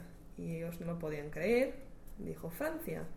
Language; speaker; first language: Spanish; non-native, learner; English